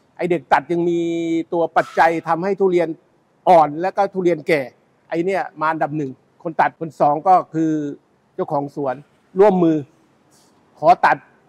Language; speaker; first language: Thai; native; Thai